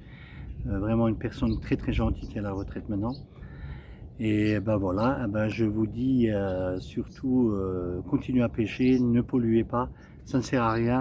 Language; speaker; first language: French; native; French